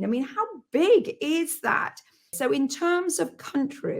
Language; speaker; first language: English; native; English